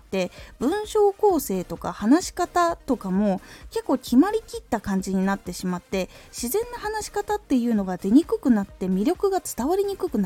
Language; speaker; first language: Japanese; native; Japanese